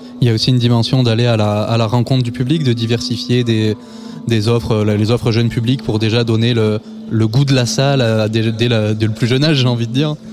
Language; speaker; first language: French; native; French